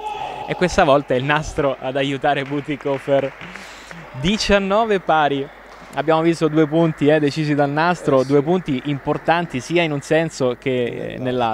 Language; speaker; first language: Italian; native; Italian